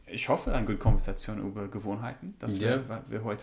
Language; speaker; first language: German; non-native, learner; English